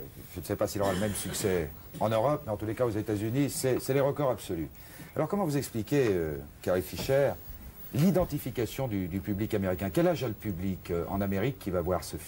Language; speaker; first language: French; native; French